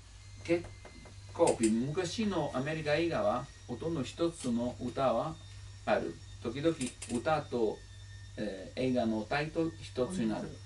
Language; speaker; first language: Japanese; non-native, learner; Italian